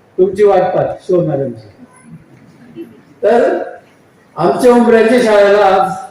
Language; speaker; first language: Marathi; native; Marathi